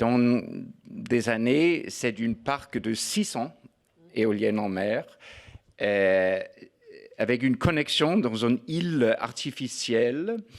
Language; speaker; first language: French; non-native, fluent; Danish